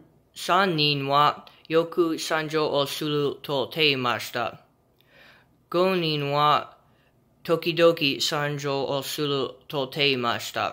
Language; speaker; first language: Japanese; non-native, learner; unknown